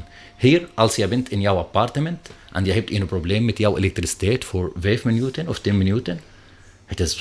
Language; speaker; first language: Dutch; non-native, learner; Arabic